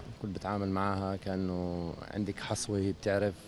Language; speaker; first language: Arabic; native; Arabic